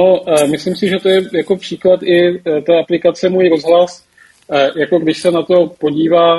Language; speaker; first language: Czech; native; Czech